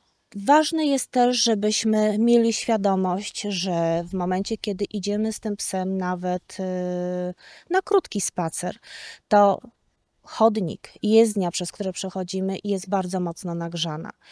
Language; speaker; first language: Polish; native; Polish